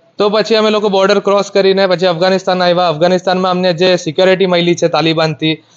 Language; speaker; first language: Gujarati; non-native, local second language; Marathi